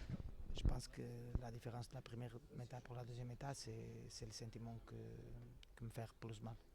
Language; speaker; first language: French; non-native, learner; Portuguese